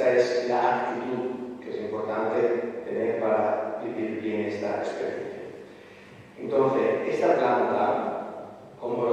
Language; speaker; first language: Spanish; non-native, fluent; Italian